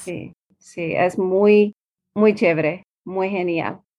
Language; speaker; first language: Spanish; non-native, learner; English